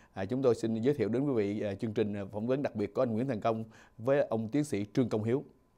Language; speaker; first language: Vietnamese; native; Vietnamese